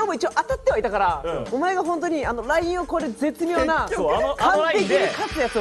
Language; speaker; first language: Japanese; native; Japanese